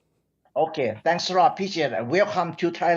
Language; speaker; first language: English; non-native, learner; Thai